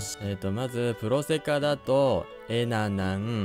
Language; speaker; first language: Japanese; native; Japanese